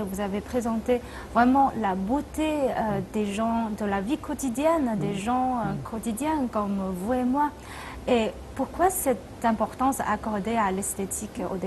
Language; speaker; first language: French; non-native, fluent; Chinese